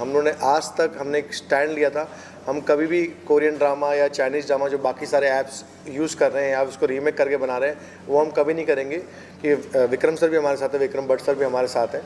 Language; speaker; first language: Hindi; native; Hindi